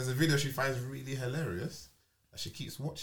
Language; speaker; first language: English; non-native, fluent; French